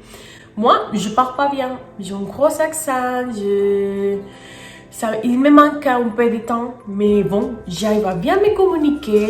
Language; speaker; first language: French; non-native, fluent; Spanish